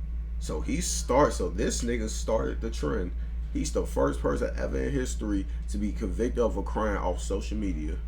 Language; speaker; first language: English; native; English